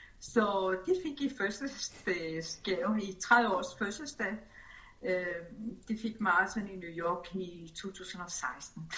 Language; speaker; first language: Danish; early bilingual, other home language; Spanish